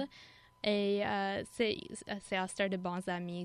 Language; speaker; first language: French; non-native, fluent; English